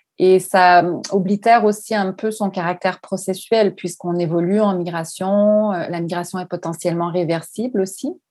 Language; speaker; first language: French; native; French